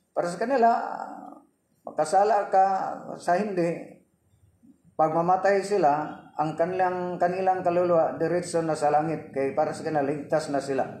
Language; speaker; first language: Filipino; non-native, local second language; Cebuano